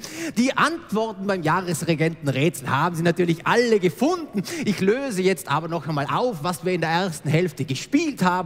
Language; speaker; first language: German; native; German